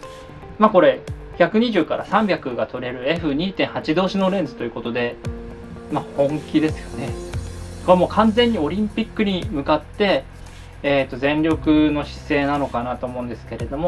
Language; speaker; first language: Japanese; native; Japanese